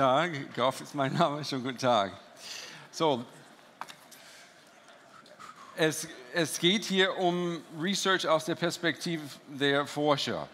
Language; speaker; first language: German; non-native, fluent; English